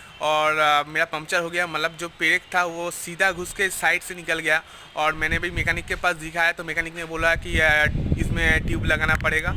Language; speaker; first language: Hindi; non-native, local second language; Bangla